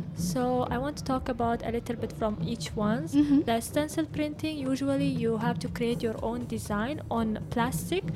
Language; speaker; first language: English; non-native, learner; Russian